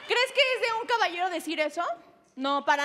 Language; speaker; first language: Spanish; native; Spanish